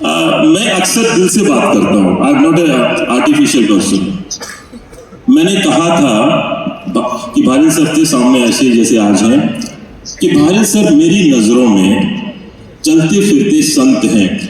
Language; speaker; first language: Hindi; native; Hindi